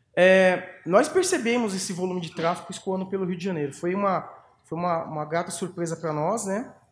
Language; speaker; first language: Portuguese; native; Portuguese